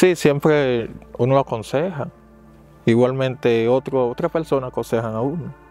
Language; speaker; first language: Spanish; native; Spanish